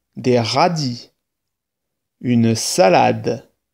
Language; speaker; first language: French; native; French